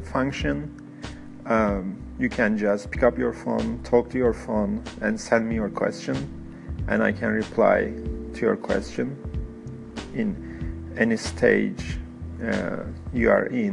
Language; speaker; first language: English; non-native, fluent; Turkish